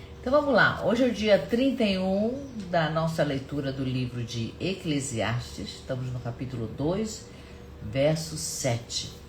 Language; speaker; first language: Portuguese; non-native, fluent; German